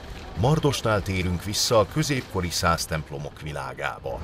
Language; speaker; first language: Hungarian; native; Hungarian